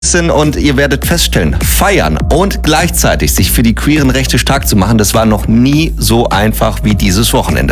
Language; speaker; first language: German; native; German